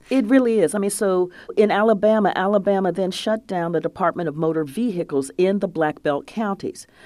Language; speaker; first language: English; native; English